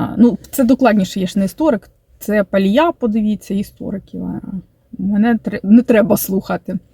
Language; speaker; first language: Ukrainian; non-native, local second language; Russian